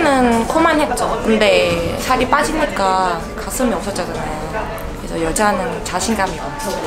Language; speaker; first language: Korean; non-native, local second language; Vietnamese